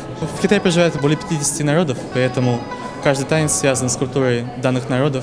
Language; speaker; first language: Russian; native; Russian